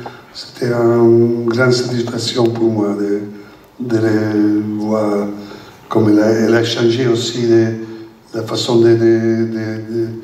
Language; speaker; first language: French; non-native, learner; Italian